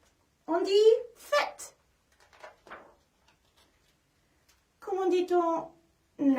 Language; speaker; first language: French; non-native, fluent; English